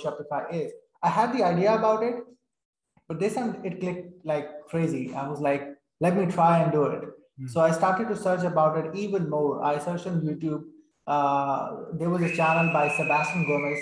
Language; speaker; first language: English; non-native, fluent; Urdu